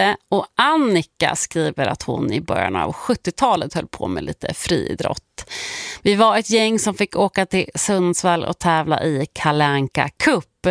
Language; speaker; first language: Swedish; native; Swedish